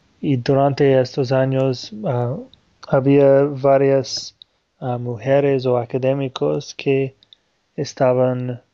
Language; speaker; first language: Spanish; non-native, fluent; Portuguese